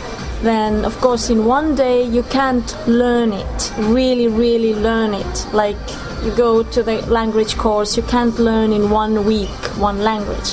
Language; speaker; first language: English; non-native, fluent; Estonian